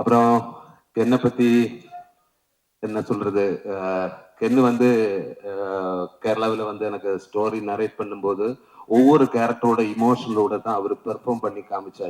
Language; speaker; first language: Tamil; non-native, learner; Malayalam